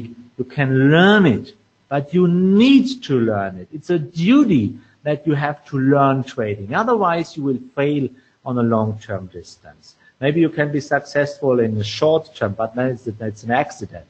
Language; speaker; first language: English; non-native, fluent; German